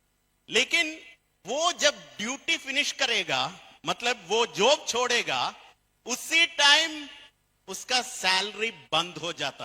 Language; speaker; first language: Hindi; non-native, fluent; Bangla